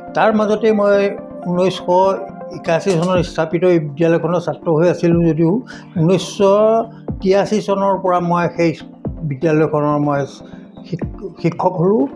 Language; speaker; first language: Assamese; non-native, local second language; Marwari